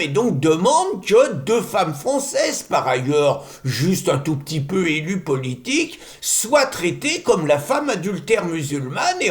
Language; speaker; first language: French; native; French